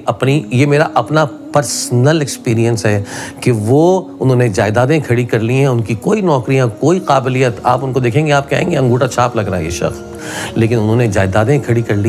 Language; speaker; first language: Urdu; native; Urdu